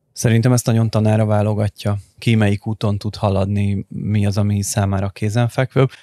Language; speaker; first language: Hungarian; native; Hungarian